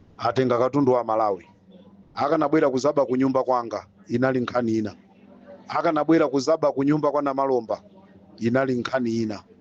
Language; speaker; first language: Nyanja; native; Nyanja